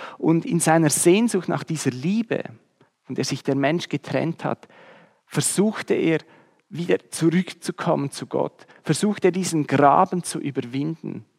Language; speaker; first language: German; native; German